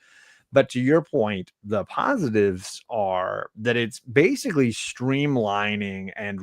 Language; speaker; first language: English; native; English